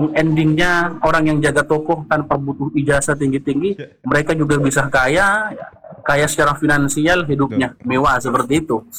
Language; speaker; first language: Indonesian; non-native, local second language; Madurese